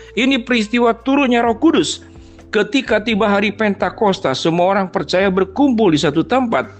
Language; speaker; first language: Indonesian; native; Indonesian